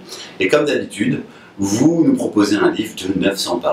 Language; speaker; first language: French; native; French